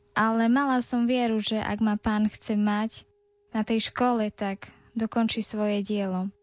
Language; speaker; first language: Slovak; native; Slovak